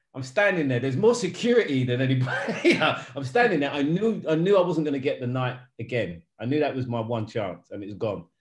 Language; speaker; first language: English; native; English